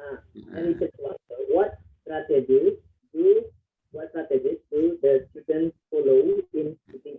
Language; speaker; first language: English; non-native, learner; Indonesian